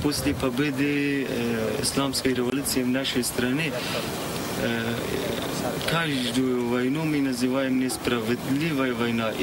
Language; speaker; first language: Russian; non-native, learner; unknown